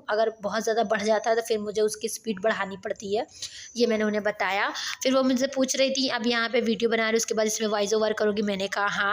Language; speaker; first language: Hindi; native; Hindi